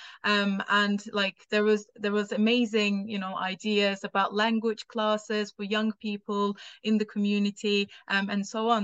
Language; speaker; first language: English; non-native, fluent; Turkish